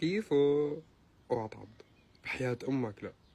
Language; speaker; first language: Arabic; native; Arabic